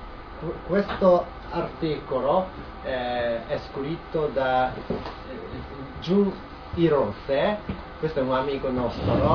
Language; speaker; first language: Italian; non-native, learner; Japanese